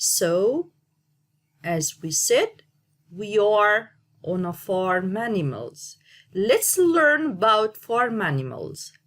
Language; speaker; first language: English; non-native, learner; Arabic